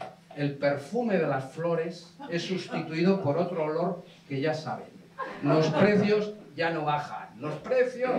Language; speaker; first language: Spanish; native; Spanish